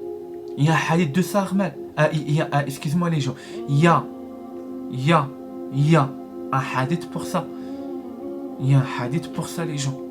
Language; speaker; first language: French; non-native, learner; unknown